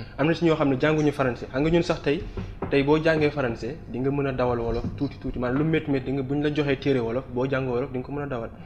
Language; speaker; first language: Wolof; non-native, local second language; Bambara